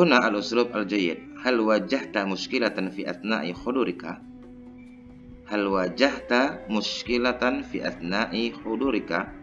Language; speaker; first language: Arabic; non-native, fluent; Indonesian